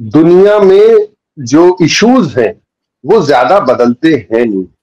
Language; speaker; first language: Hindi; native; Hindi